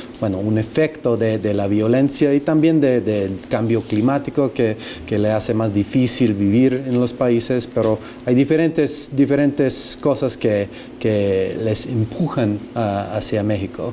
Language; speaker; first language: Spanish; non-native, fluent; English